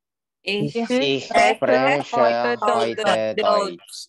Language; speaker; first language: German; non-native, learner; Indonesian